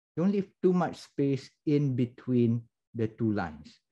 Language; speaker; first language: English; non-native, local second language; Malay